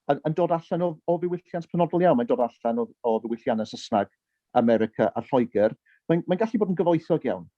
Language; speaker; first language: Welsh; early bilingual, heritage; Welsh